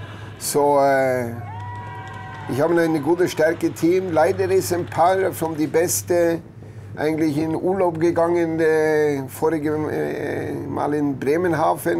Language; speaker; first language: German; non-native, learner; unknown